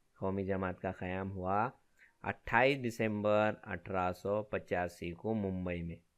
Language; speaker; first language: Urdu; native; Urdu